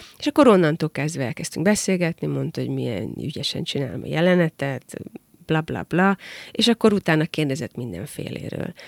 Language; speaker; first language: Hungarian; native; Hungarian